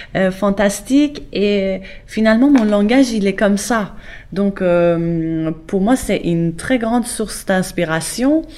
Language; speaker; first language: French; non-native, fluent; Persian